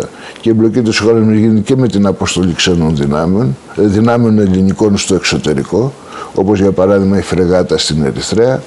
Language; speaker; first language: Greek; native; Greek